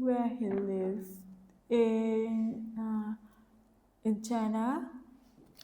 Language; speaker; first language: English; non-native, learner; Vietnamese